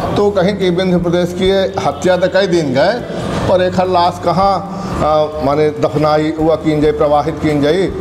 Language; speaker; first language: Hindi; native; Hindi